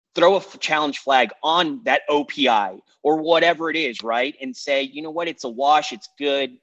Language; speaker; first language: English; native; English